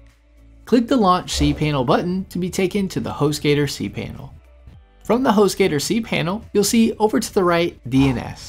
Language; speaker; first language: English; native; English